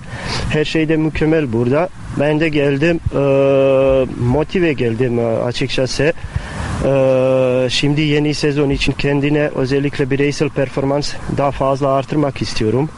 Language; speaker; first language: Turkish; non-native, fluent; Bosnian